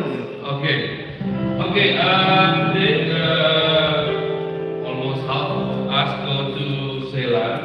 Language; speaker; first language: English; non-native, learner; Indonesian